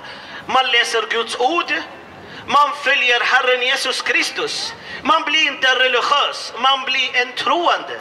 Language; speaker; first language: Swedish; non-native, fluent; Arabic